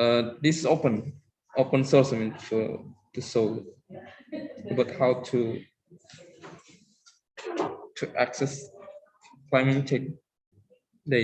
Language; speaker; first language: English; non-native, learner; Indonesian